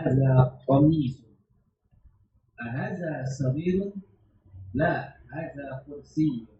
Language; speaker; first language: Arabic; non-native, learner; Indonesian